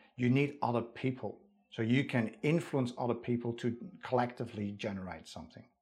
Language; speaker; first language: English; non-native, fluent; Dutch